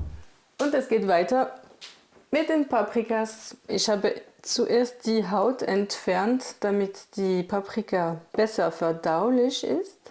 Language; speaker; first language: German; non-native, fluent; French